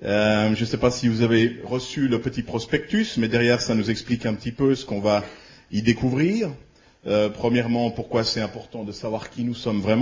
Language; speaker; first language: French; native; French